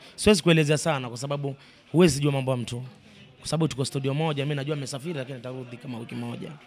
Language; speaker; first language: Swahili; native; Swahili